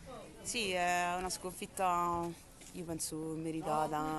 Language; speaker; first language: Italian; native; Italian